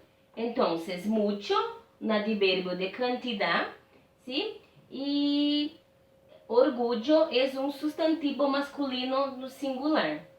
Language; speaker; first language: Spanish; non-native, fluent; Portuguese